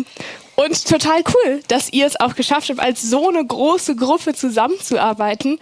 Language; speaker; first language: German; native; German